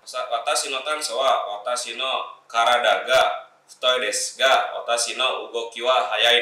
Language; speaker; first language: Japanese; non-native, learner; Indonesian